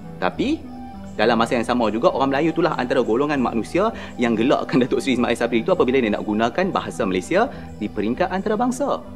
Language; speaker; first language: Malay; native; Malay